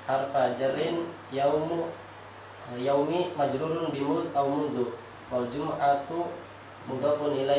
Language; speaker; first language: Arabic; non-native, learner; Indonesian